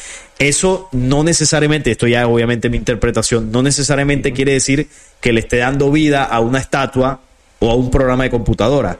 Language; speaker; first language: Spanish; native; Spanish